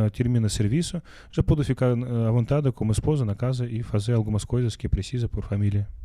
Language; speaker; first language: Portuguese; non-native, learner; Russian